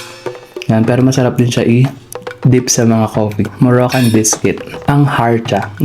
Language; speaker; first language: Filipino; native; Filipino